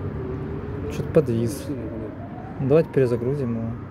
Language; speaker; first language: Russian; native; Russian